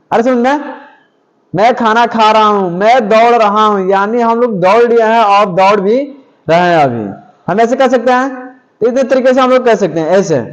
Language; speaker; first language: Hindi; native; Hindi